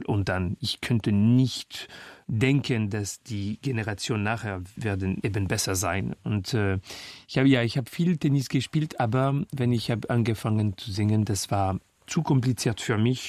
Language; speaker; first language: German; non-native, fluent; French